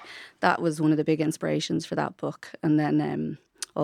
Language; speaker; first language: English; native; English